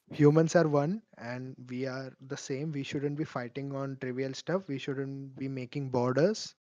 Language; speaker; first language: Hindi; non-native, local second language; Malayalam